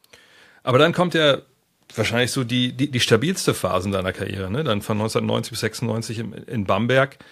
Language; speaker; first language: German; native; German